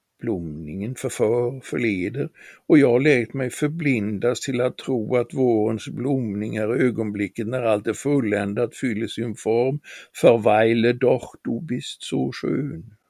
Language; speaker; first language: Swedish; native; Swedish